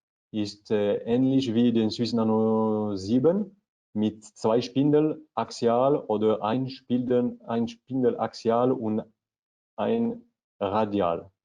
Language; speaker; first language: German; non-native, learner; French